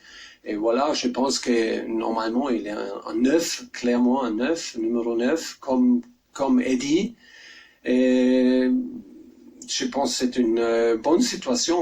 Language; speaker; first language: French; non-native, learner; German